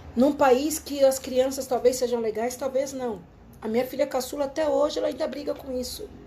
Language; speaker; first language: Portuguese; native; Portuguese